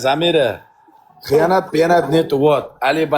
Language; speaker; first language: Russian; non-native, learner; Uzbek